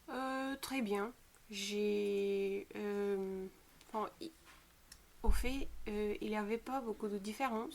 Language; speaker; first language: French; non-native, fluent; Bulgarian